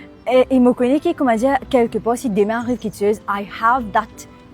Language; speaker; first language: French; non-native, local second language; Morisyen